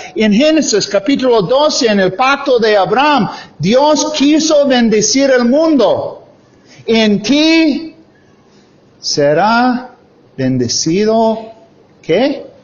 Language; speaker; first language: Spanish; non-native, fluent; English